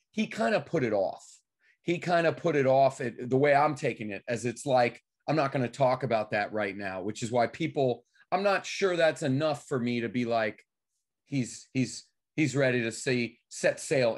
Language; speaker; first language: English; native; English